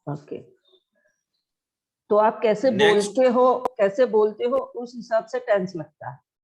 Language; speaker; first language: Hindi; non-native, local second language; Gujarati